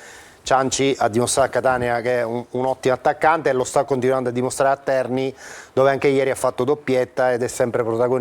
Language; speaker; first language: Italian; native; Italian